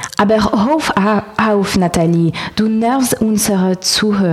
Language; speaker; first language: German; non-native, learner; French